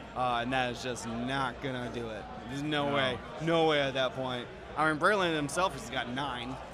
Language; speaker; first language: English; native; English